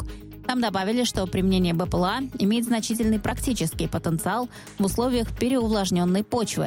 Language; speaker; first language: Russian; native; Russian